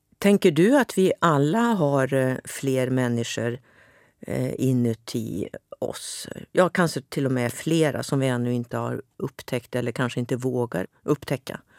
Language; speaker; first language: Swedish; native; Swedish